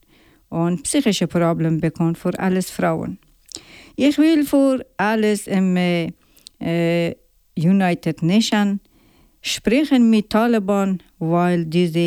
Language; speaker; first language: German; non-native, learner; Persian